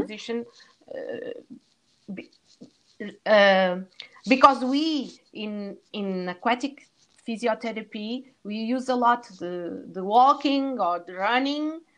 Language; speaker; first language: English; non-native, learner; Portuguese